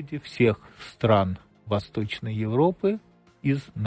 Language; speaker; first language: Polish; non-native, learner; Russian